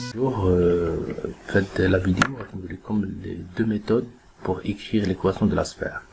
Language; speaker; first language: French; non-native, local second language; Arabic